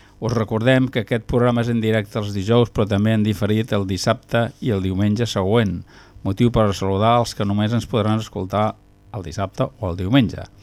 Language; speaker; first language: Catalan; native; Catalan